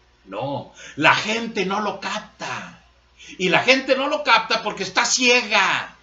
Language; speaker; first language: Spanish; native; Spanish